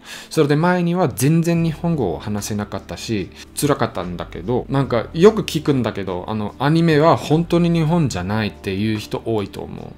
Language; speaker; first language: Japanese; non-native, learner; German